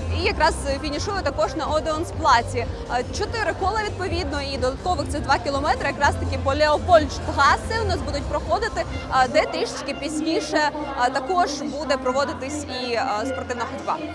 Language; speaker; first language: Ukrainian; native; Ukrainian